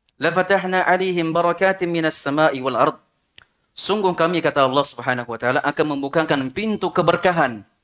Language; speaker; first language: Malay; non-native, local second language; Sundanese